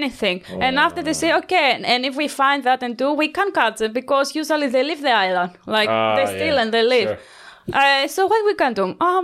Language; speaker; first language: English; non-native, learner; Greek